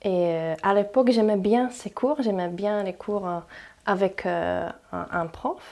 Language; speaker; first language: French; non-native, fluent; Czech